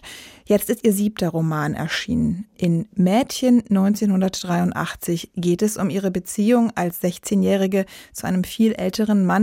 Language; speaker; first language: German; native; German